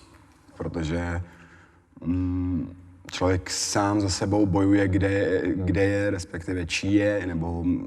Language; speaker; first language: Czech; early bilingual, other home language; Arabic